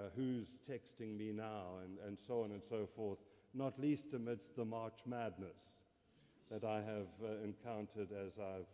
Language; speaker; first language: English; native; English